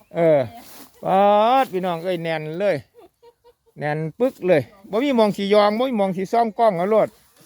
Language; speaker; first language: Thai; native; Thai